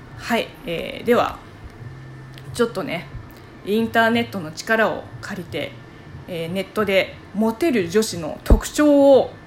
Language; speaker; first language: Japanese; non-native, fluent; Chinese